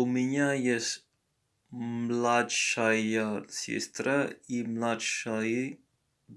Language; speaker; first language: Russian; non-native, learner; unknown